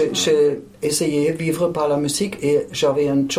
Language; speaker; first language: French; non-native, fluent; German